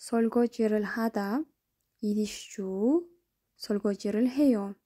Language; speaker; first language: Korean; non-native, fluent; Kyrgyz